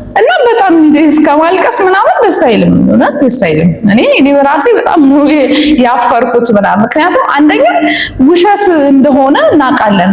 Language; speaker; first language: Amharic; native; Amharic